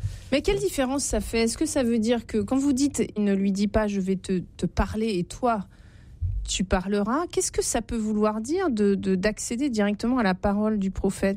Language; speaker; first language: French; native; French